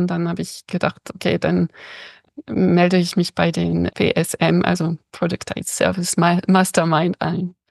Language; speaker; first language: German; non-native, fluent; French